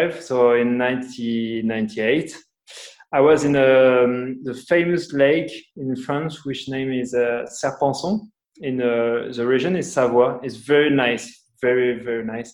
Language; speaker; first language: English; non-native, learner; French